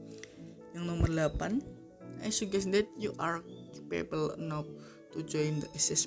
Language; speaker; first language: English; non-native, learner; Indonesian